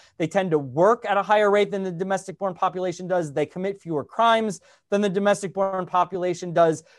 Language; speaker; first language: English; native; English